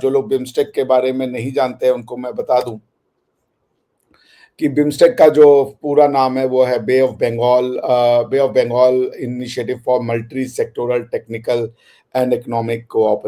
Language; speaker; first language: Hindi; native; Hindi